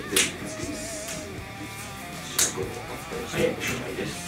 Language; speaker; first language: Japanese; native; Japanese